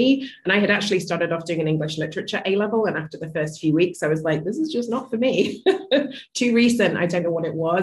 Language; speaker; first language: English; native; English